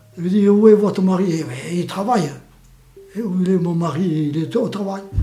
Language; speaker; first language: French; early bilingual, other home language; Spanish